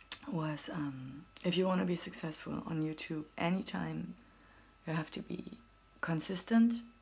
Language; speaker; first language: English; non-native, fluent; German